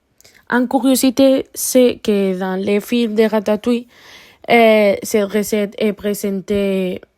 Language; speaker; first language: French; non-native, learner; Spanish